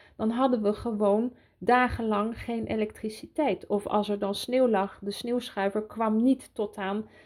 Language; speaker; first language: Dutch; early bilingual, heritage; Dutch